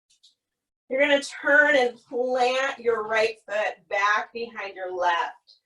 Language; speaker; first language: English; native; English